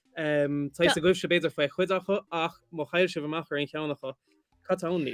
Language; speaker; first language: Irish; non-native, local second language; English